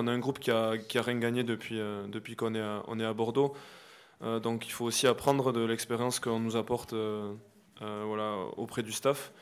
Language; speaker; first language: French; native; French